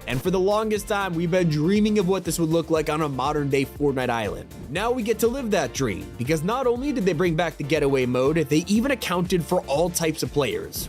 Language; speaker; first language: English; native; English